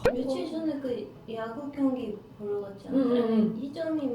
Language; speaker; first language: Korean; non-native, fluent; Dutch